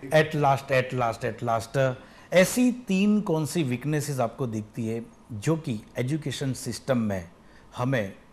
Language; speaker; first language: Hindi; non-native, local second language; Gujarati